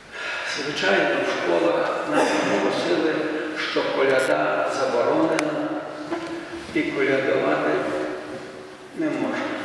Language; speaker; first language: Ukrainian; native; Ukrainian